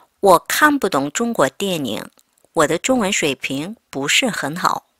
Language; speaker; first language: Chinese; non-native, fluent; Korean